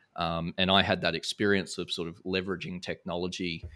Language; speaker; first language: English; native; English